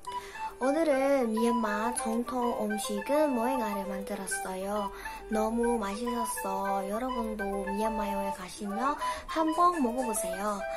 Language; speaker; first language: Korean; non-native, learner; Burmese